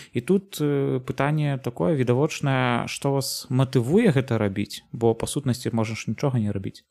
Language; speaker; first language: Belarusian; non-native, local second language; Russian